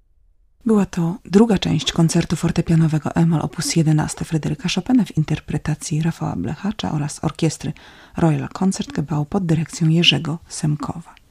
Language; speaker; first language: Polish; native; Polish